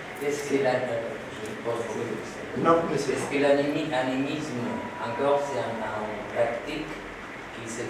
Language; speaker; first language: French; non-native, fluent; Spanish